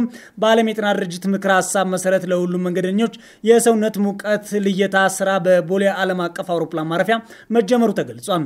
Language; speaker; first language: Amharic; native; Amharic